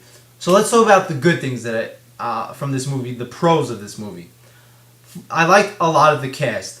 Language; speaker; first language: English; native; English